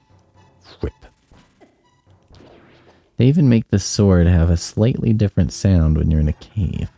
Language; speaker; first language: English; native; English